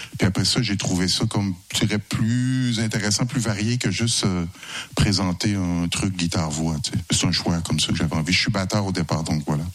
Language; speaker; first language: French; native; French